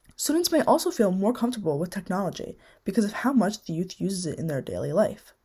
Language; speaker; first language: English; native; English